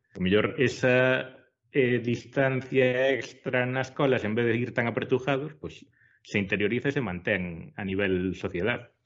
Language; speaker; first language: Galician; non-native, local second language; Spanish